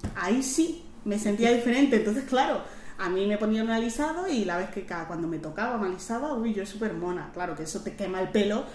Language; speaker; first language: Spanish; native; Spanish